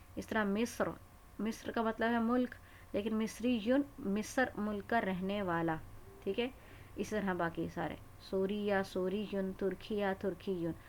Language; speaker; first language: Urdu; native; Urdu